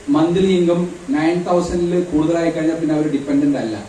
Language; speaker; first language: Malayalam; native; Malayalam